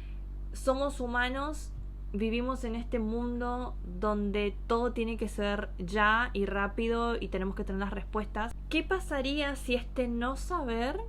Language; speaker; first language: Spanish; native; Spanish